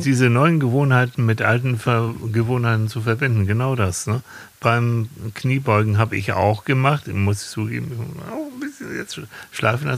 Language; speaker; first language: German; native; German